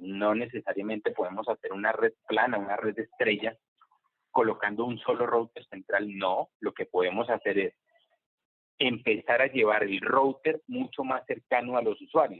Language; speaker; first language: Spanish; native; Spanish